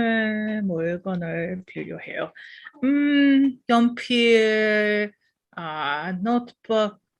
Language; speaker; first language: Korean; non-native, learner; English